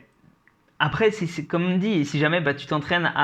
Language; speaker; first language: French; native; French